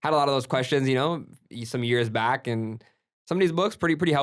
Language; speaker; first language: English; early bilingual, other home language; Gujarati